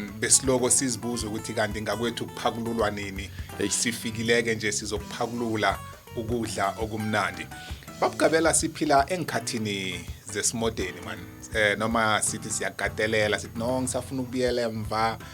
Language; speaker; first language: Zulu; non-native, local second language; South Ndebele